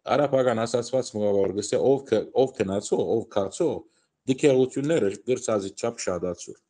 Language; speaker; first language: Armenian; early bilingual, heritage; Armenian